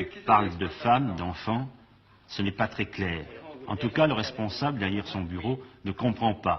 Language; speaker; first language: French; native; French